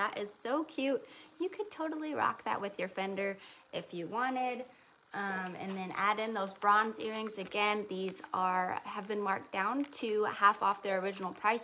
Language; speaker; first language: English; native; English